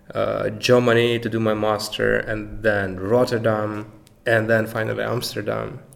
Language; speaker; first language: English; non-native, fluent; Ukrainian